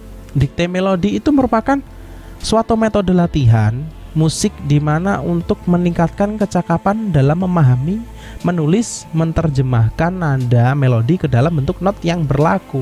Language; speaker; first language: Indonesian; native; Indonesian